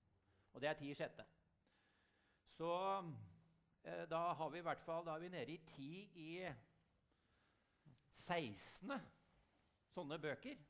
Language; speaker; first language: Norwegian; native; Norwegian